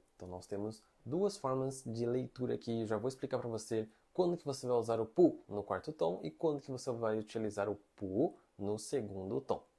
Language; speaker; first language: Portuguese; non-native, fluent; Chinese